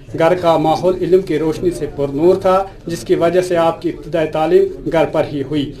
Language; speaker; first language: Urdu; non-native, local second language; Kashmiri